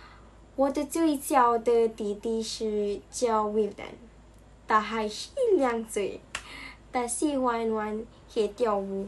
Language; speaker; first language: Chinese; non-native, learner; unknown